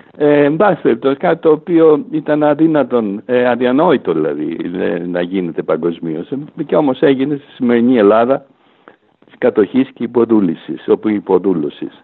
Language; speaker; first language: Greek; native; Greek